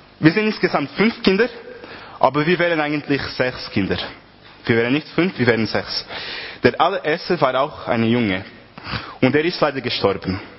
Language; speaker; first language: German; non-native, fluent; Portuguese